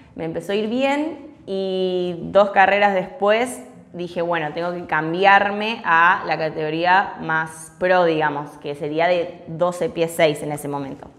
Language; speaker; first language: Spanish; early bilingual, other home language; English